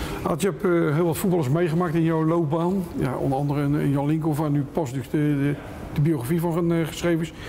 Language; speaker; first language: Dutch; native; Dutch